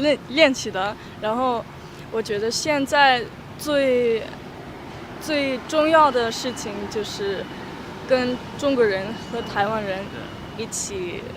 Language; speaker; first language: Chinese; non-native, fluent; German